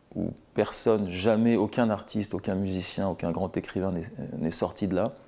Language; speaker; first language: French; native; French